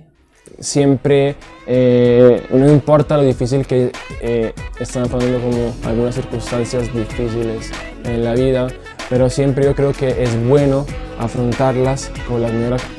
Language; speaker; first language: Spanish; non-native, fluent; Italian